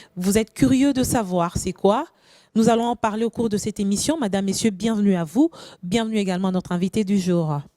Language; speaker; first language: French; non-native, local second language; Lingala